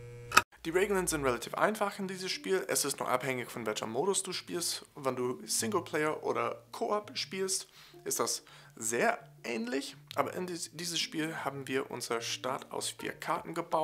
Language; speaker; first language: German; non-native, fluent; English